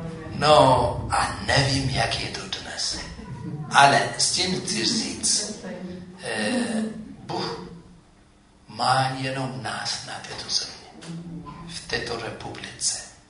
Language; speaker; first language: Czech; non-native, fluent; Amharic